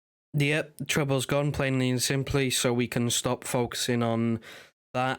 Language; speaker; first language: English; native; English